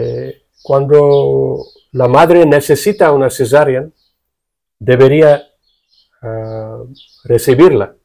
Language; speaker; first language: Spanish; non-native, fluent; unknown